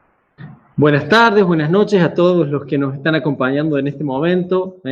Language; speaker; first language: Spanish; native; Spanish